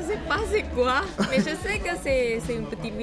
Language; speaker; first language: French; non-native, learner; Thai